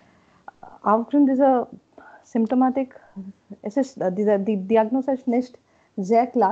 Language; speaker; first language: German; non-native, learner; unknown